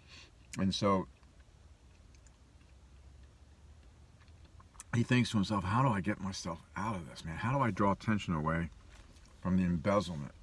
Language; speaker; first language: English; native; English